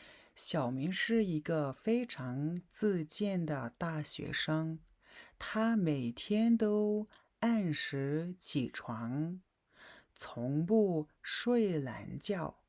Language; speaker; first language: Chinese; non-native, fluent; Mongolian